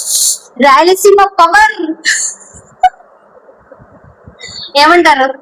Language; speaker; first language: Telugu; native; Telugu